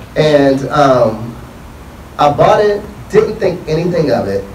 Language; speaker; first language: English; native; English